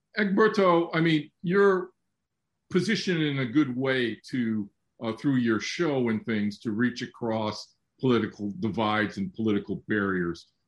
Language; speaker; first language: English; native; English